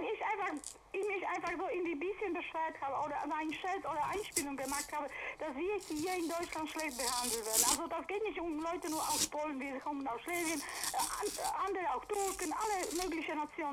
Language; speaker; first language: German; non-native, fluent; Polish